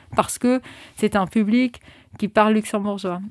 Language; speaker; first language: French; non-native, fluent; German